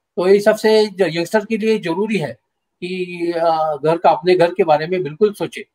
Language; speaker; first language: Hindi; non-native, local second language; Marathi